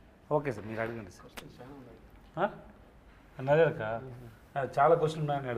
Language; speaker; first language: Telugu; non-native, learner; Tamil